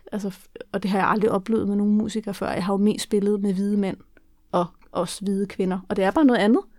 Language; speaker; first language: Danish; early bilingual, other home language; Kurdish